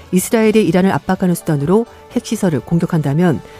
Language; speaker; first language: Korean; native; Korean